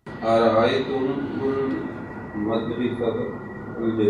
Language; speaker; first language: Arabic; non-native, learner; Urdu